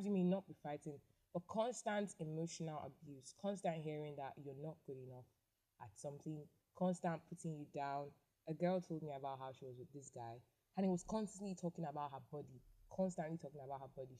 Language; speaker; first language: English; non-native, local second language; Igbo